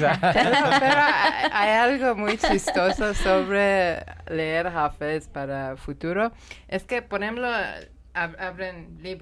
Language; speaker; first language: Spanish; non-native, learner; Persian